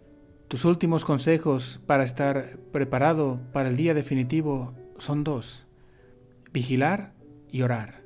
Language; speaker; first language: Spanish; native; Spanish